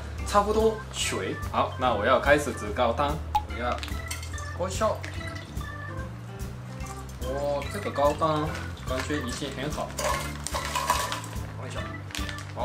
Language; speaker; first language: Chinese; non-native, fluent; Japanese